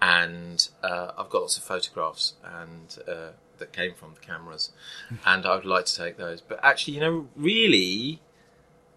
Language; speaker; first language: English; native; English